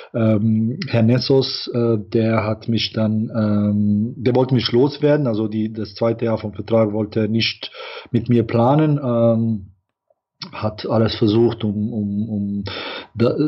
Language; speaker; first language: German; non-native, fluent; Bosnian